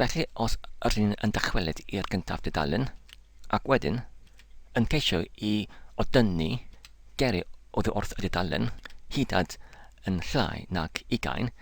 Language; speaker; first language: Welsh; non-native, learner; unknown